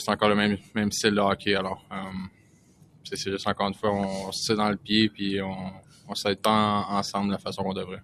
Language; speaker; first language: French; native; French